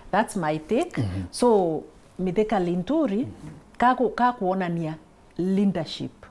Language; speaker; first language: English; non-native, local second language; Meru